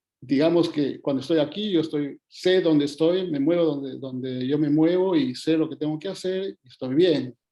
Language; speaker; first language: Spanish; native; Spanish